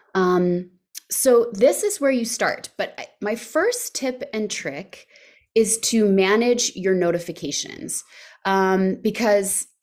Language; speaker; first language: English; native; English